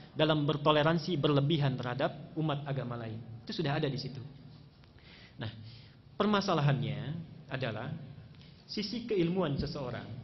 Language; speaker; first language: Indonesian; native; Indonesian